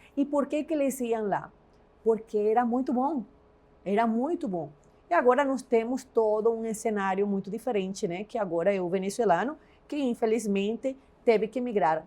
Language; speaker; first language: Portuguese; non-native, fluent; Spanish